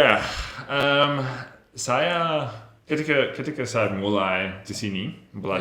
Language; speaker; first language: Indonesian; non-native, learner; English